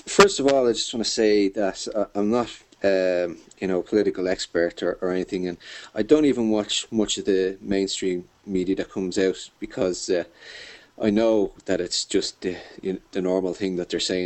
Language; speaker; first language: English; native; English